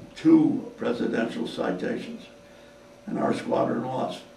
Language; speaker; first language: English; native; English